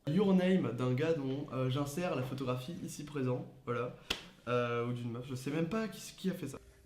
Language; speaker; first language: French; native; French